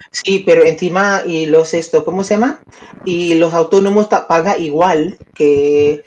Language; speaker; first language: Spanish; native; Spanish